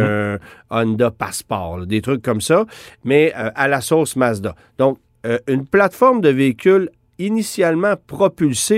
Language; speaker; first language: French; native; French